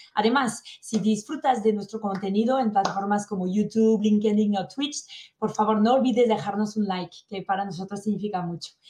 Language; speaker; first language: Spanish; native; Spanish